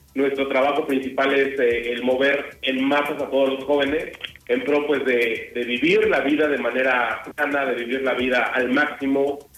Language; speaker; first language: Spanish; native; Spanish